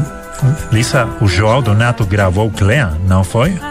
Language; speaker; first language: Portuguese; non-native, fluent; Spanish